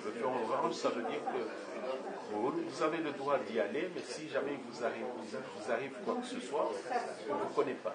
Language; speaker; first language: French; non-native, local second language; Comorian